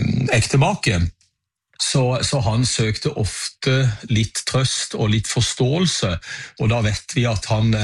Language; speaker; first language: Norwegian; native; Norwegian